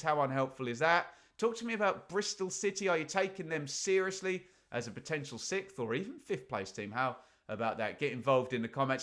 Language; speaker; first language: English; native; English